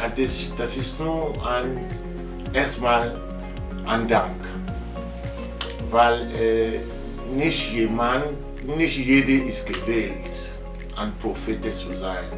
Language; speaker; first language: German; non-native, fluent; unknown